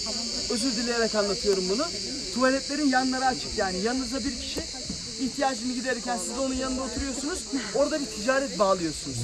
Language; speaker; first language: Turkish; native; Turkish